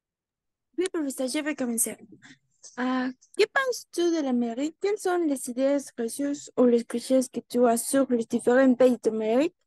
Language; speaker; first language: French; non-native, learner; Spanish